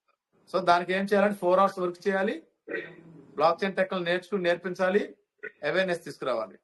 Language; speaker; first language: Telugu; native; Telugu